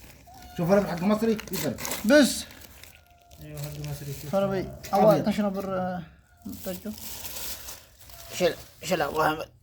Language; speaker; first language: Arabic; non-native, learner; Amharic